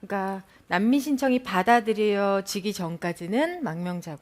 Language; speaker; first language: Korean; native; Korean